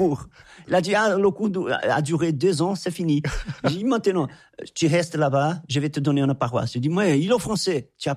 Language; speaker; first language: French; non-native, fluent; Portuguese